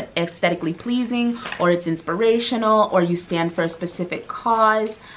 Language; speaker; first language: English; native; English